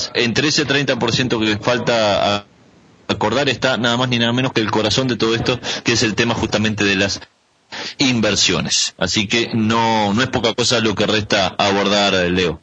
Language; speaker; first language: Spanish; native; Spanish